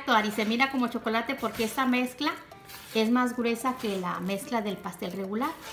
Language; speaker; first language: Spanish; native; Spanish